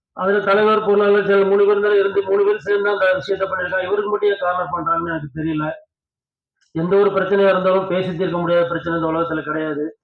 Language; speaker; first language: Tamil; native; Tamil